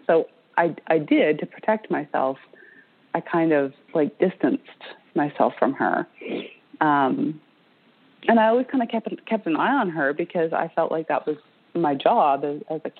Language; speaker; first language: English; native; English